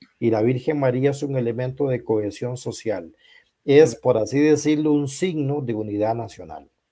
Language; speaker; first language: Spanish; native; Spanish